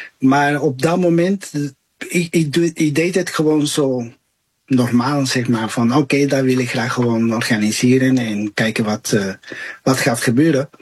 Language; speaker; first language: Dutch; non-native, fluent; Spanish